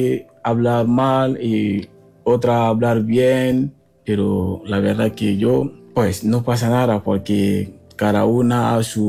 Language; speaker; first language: Spanish; non-native, learner; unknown